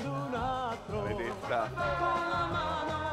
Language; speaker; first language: Italian; native; Italian